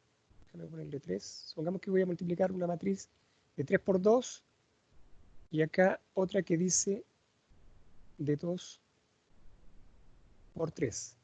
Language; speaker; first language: Spanish; native; Spanish